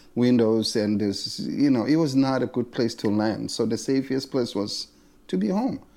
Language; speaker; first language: English; non-native, local second language; Zulu